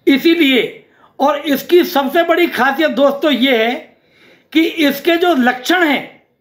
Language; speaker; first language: Hindi; native; Hindi